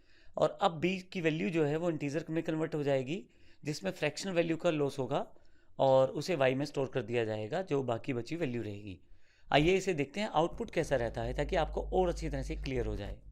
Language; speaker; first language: Hindi; native; Hindi